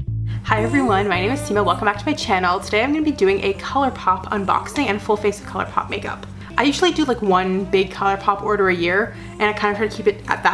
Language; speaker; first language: English; native; English